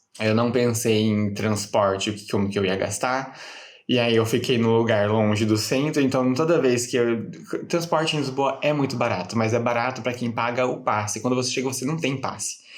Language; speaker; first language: Portuguese; native; Portuguese